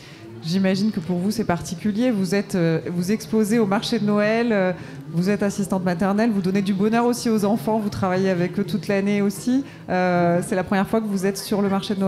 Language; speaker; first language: French; native; French